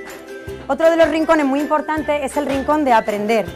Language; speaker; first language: Spanish; native; Spanish